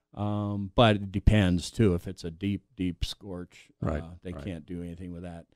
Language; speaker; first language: English; native; English